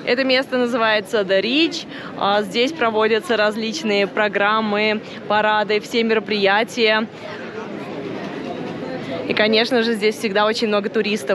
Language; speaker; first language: Russian; native; Russian